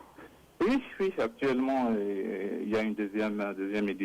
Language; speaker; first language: French; non-native, local second language; Arabic